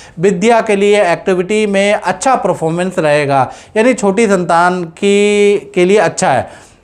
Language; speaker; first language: Hindi; non-native, local second language; Gujarati